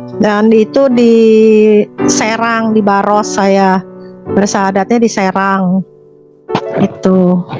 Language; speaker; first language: Indonesian; native; Indonesian